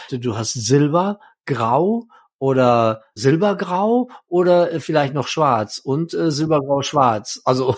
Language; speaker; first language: German; native; German